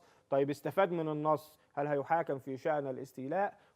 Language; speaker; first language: Arabic; native; Arabic